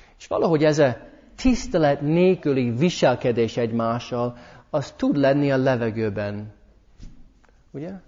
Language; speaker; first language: Hungarian; early bilingual, heritage; English